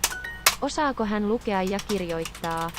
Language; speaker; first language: Finnish; non-native, learner; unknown